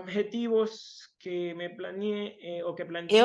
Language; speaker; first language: Spanish; native; Spanish